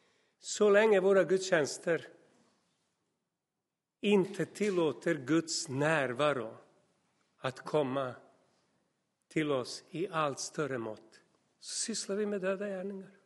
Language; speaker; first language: Swedish; non-native, fluent; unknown